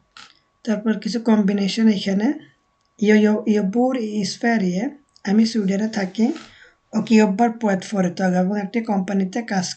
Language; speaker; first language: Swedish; non-native, learner; Bangla